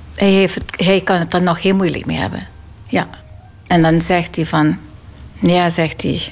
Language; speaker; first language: Dutch; native; Dutch